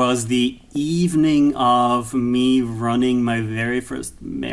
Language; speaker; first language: English; non-native, fluent; German